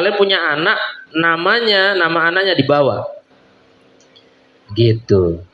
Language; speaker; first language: Indonesian; native; Indonesian